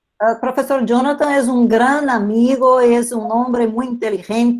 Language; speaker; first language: Spanish; non-native, learner; Portuguese